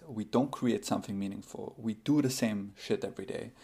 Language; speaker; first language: English; non-native, fluent; German